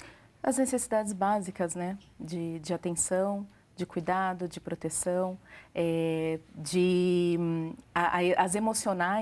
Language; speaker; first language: Portuguese; native; Portuguese